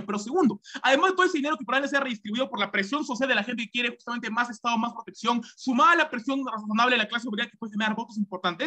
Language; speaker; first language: Spanish; native; Spanish